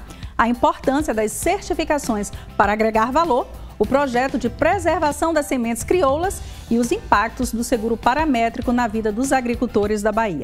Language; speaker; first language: Portuguese; native; Portuguese